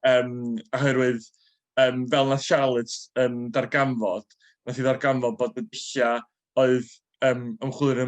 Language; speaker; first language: Welsh; native; Welsh